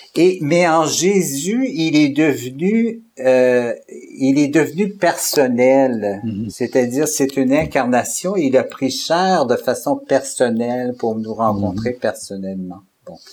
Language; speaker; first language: French; native; French